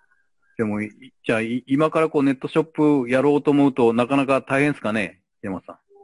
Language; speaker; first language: Japanese; native; Japanese